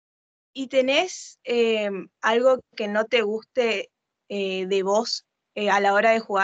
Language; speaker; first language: Spanish; native; Spanish